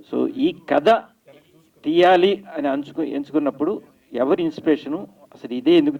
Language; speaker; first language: Telugu; native; Telugu